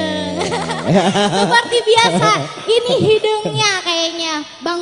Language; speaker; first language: Indonesian; non-native, local second language; Sundanese